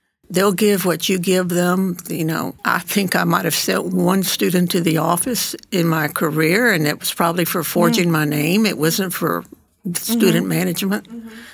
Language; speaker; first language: English; early bilingual, other home language; Spanish